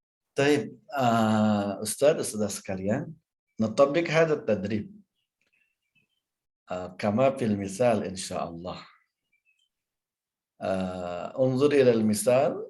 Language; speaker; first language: Arabic; non-native, fluent; Indonesian